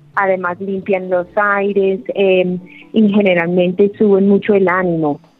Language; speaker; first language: Spanish; non-native, fluent; English